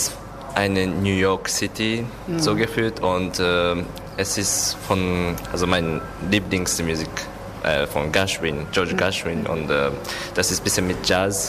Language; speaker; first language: German; non-native, learner; Japanese